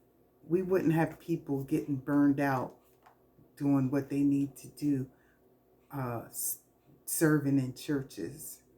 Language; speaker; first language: English; native; English